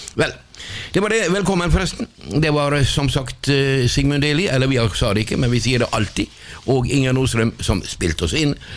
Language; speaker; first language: Norwegian; native; Norwegian